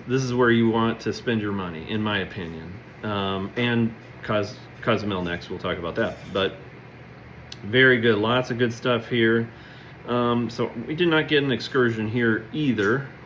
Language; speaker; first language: English; native; English